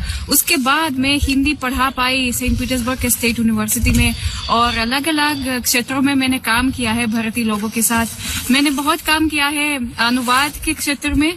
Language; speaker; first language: Hindi; non-native, fluent; Russian